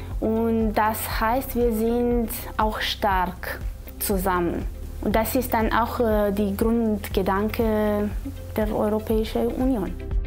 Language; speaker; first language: German; non-native, fluent; Romanian